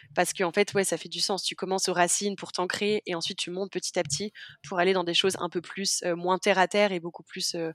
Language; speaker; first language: French; native; French